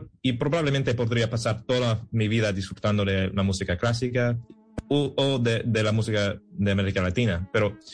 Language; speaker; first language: Spanish; non-native, fluent; English